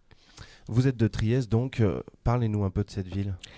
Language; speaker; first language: French; native; French